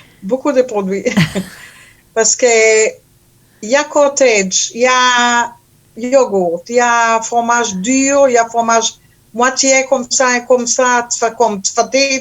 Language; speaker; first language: French; non-native, learner; Hebrew